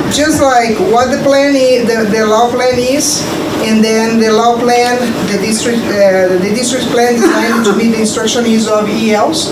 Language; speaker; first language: English; non-native, fluent; Portuguese